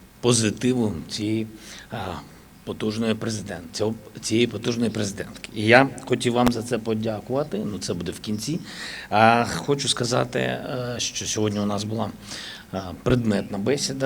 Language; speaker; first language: Ukrainian; native; Ukrainian